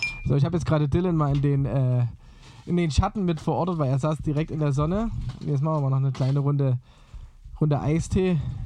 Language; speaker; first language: German; native; German